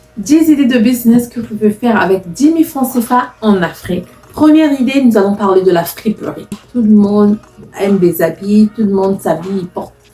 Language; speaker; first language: French; non-native, local second language; Lingala